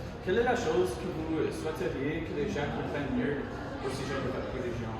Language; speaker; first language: French; native; French